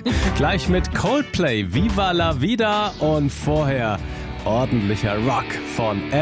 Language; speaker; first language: German; native; German